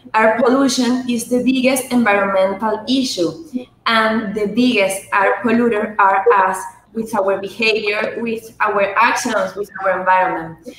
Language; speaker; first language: English; non-native, fluent; Spanish